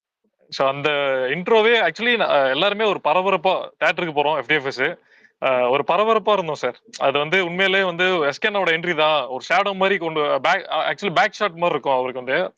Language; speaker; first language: Tamil; native; Tamil